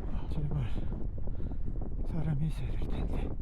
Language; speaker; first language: Korean; native; Korean